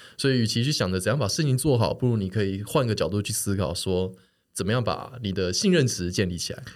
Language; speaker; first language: Chinese; native; Chinese